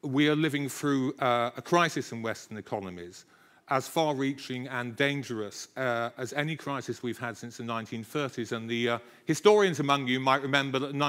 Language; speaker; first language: English; native; English